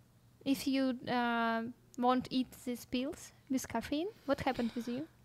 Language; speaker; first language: English; non-native, learner; Russian